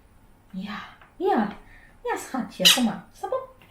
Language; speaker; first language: Dutch; non-native, fluent; Indonesian